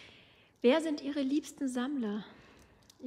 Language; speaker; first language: German; native; German